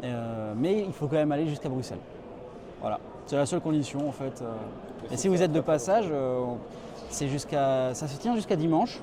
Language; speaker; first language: French; native; French